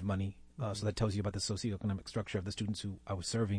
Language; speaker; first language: English; native; English